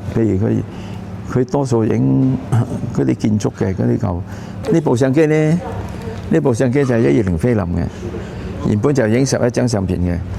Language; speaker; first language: Cantonese; early bilingual, heritage; Cantonese